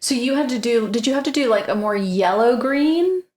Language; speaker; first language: English; native; English